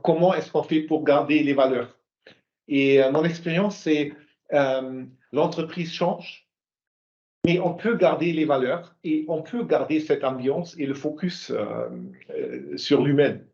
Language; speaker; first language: French; non-native, fluent; German